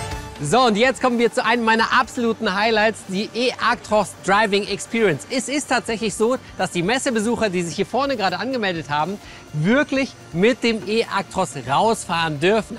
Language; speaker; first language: German; native; German